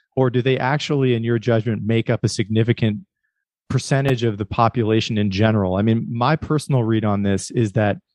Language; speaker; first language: English; native; English